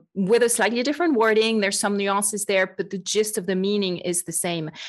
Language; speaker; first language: English; non-native, fluent; French